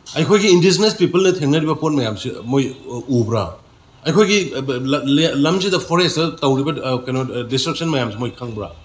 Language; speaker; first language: Manipuri; native; Manipuri